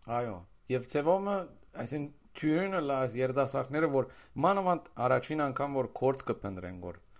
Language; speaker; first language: Armenian; early bilingual, heritage; Armenian